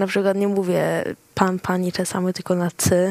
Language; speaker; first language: Polish; early bilingual, heritage; Swedish